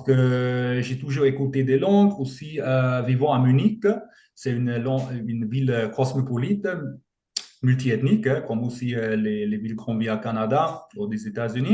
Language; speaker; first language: French; non-native, fluent; German